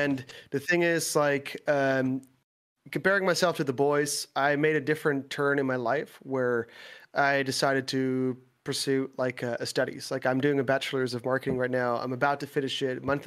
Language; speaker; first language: English; non-native, fluent; Dutch